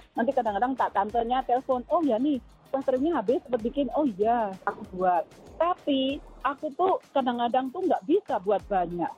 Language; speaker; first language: Indonesian; native; Indonesian